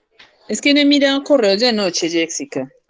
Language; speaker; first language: Spanish; native; Spanish